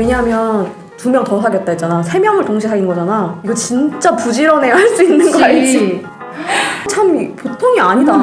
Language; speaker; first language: Korean; native; Korean